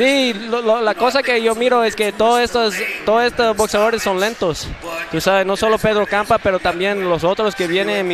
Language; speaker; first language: Spanish; early bilingual, heritage; English